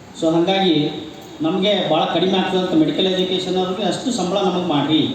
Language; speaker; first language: Kannada; native; Kannada